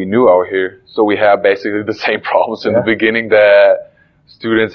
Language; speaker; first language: English; non-native, fluent; German